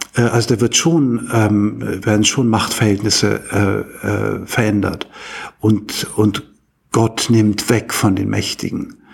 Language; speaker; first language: German; native; German